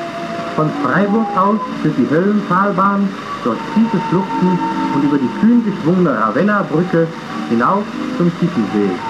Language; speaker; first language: German; native; German